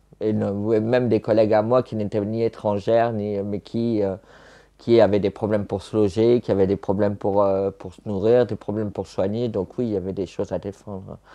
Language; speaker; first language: French; native; French